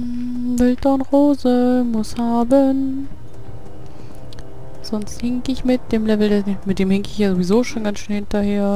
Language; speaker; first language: German; native; German